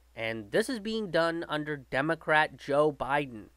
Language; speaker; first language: English; native; English